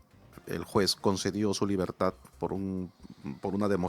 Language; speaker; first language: Spanish; native; Spanish